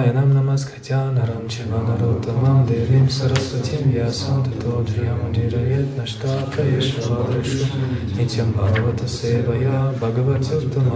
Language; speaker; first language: Russian; native; Russian